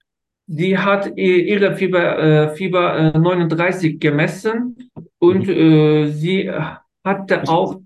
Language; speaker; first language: German; non-native, learner; Turkish